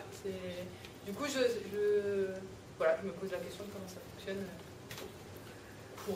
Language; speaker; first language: French; native; French